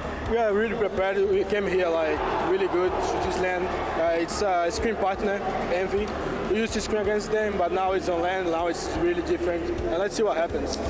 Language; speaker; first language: English; non-native, learner; Portuguese